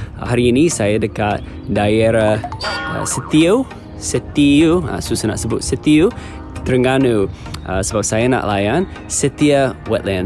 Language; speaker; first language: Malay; non-native, fluent; English